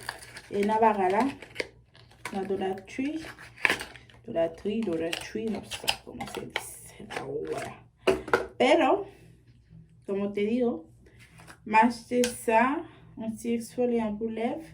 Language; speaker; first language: French; non-native, learner; Haitian Creole